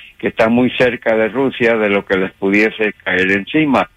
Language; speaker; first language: Spanish; native; Spanish